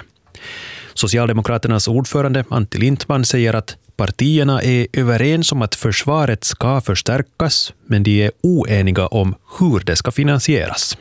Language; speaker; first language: Swedish; native; Swedish